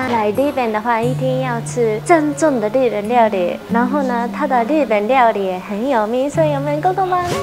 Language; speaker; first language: Chinese; non-native, fluent; Japanese